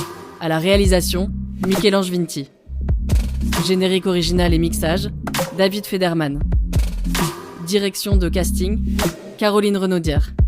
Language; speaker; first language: French; native; French